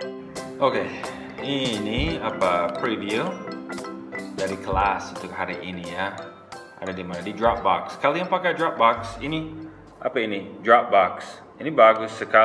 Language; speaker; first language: Indonesian; non-native, fluent; English